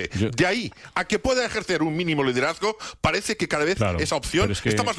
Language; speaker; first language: Spanish; native; Spanish